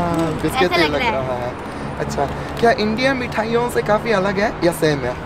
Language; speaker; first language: Hindi; non-native, fluent; Japanese